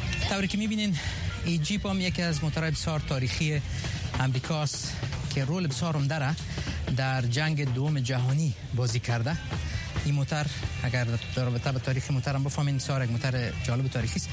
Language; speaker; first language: Persian; native; Persian